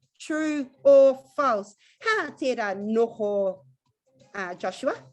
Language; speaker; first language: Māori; non-native, local second language; English